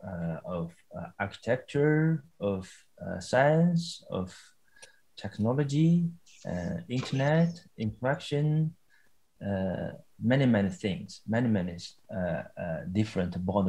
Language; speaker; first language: English; non-native, fluent; Chinese